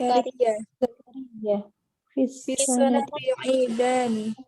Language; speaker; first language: Arabic; non-native, learner; Indonesian